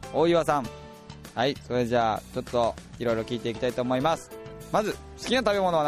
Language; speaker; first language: Japanese; native; Japanese